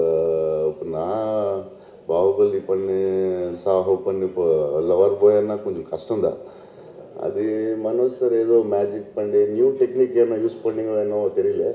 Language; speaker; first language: Tamil; non-native, learner; Telugu